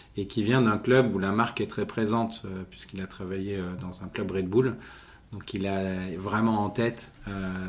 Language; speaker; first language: French; native; French